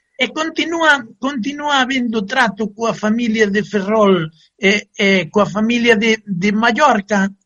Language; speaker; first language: Galician; native; Galician